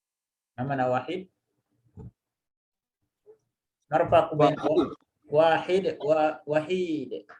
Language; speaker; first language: Arabic; non-native, fluent; Indonesian